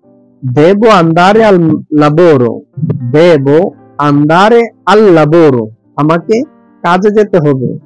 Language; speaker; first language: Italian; non-native, learner; Bangla